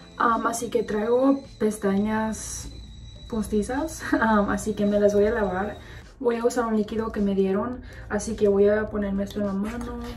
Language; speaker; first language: Spanish; early bilingual, heritage; Spanish